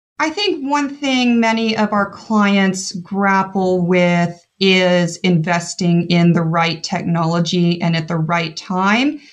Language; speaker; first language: English; native; English